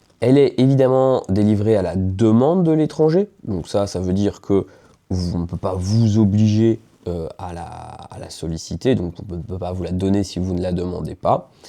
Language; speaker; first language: French; native; French